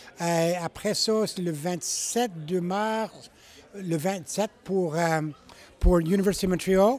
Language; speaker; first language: French; non-native, learner; English